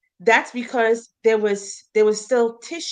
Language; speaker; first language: English; native; English